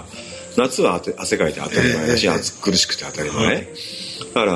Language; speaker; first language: Japanese; native; Japanese